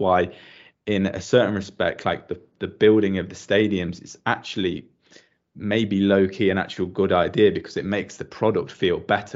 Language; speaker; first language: English; native; English